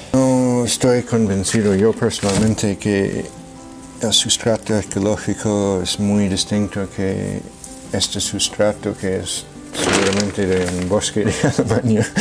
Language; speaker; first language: Spanish; non-native, fluent; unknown